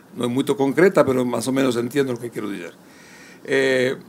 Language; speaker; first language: Spanish; native; Spanish